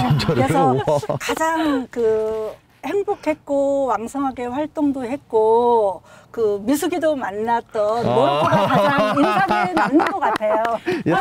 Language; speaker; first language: Korean; native; Korean